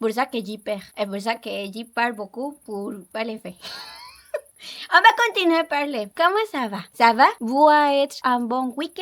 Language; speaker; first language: French; non-native, learner; Spanish